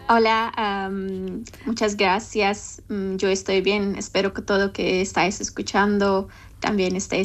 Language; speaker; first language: Spanish; non-native, learner; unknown